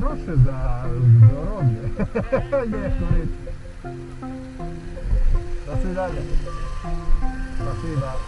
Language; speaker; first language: Russian; non-native, learner; Croatian